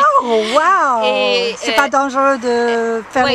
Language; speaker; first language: French; non-native, fluent; English